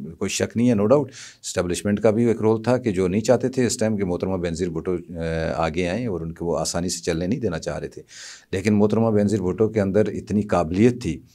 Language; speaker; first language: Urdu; non-native, local second language; Punjabi